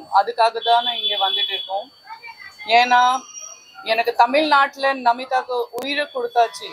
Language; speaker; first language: Tamil; non-native, fluent; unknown